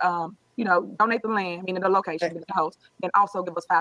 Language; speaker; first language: English; native; English